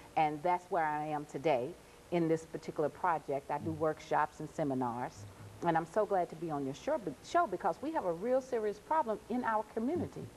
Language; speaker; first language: English; native; English